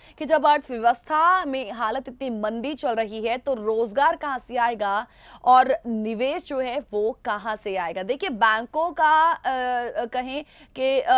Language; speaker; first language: Hindi; native; Hindi